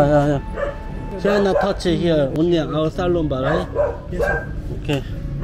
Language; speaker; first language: Korean; native; Korean